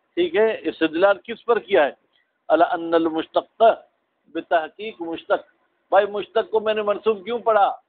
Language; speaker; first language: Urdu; non-native, local second language; Sindhi